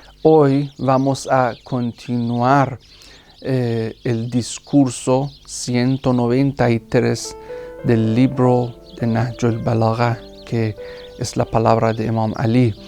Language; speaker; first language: Spanish; non-native, fluent; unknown